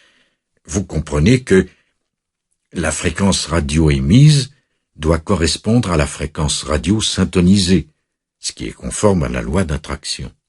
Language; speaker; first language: French; native; French